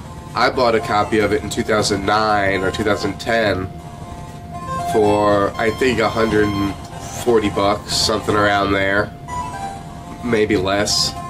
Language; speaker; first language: English; native; English